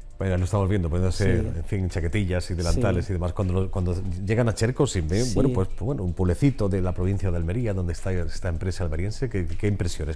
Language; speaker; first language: Spanish; native; Spanish